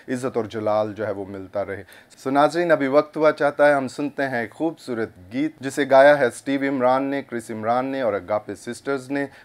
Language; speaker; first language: Urdu; non-native, local second language; Punjabi